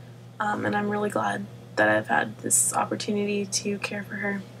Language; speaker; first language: English; native; English